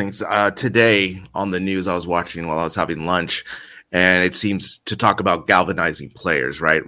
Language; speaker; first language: English; native; English